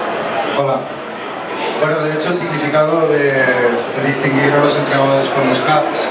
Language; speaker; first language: Spanish; native; Spanish